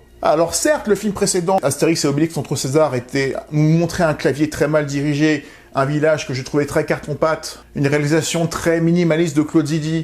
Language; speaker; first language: French; native; French